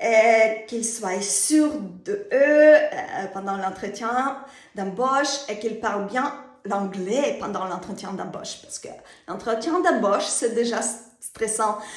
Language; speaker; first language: French; non-native, fluent; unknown